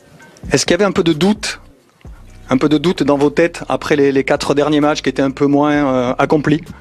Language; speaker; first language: French; native; French